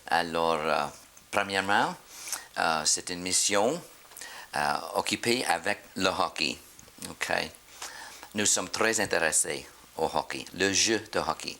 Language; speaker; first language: French; non-native, learner; English